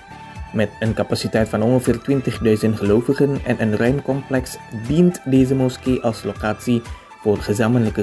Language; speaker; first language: Dutch; non-native, fluent; Indonesian